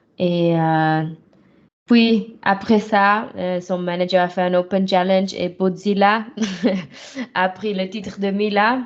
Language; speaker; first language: French; non-native, fluent; German